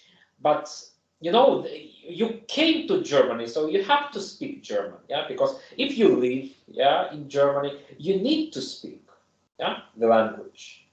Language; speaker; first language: English; non-native, fluent; German